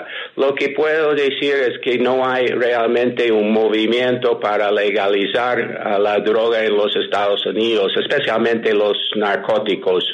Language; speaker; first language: Spanish; non-native, fluent; English